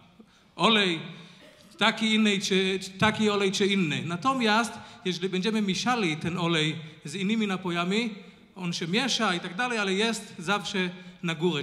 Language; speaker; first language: Polish; non-native, fluent; Hebrew